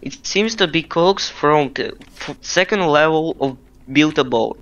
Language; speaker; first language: English; non-native, learner; Russian